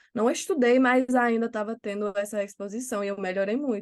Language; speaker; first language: Portuguese; non-native, fluent; English